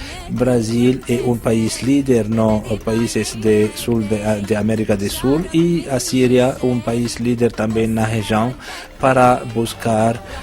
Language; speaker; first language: Portuguese; non-native, fluent; Arabic